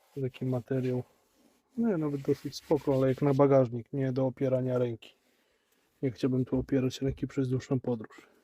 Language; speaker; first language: Polish; native; Polish